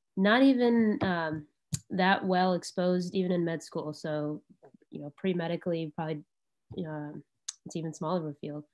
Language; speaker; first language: English; native; English